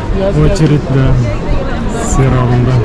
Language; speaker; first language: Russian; non-native, local second language; Tatar